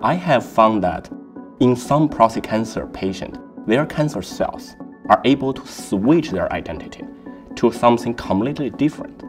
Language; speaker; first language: English; non-native, fluent; Chinese